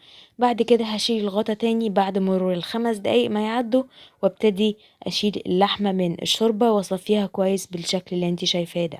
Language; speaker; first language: Arabic; native; Arabic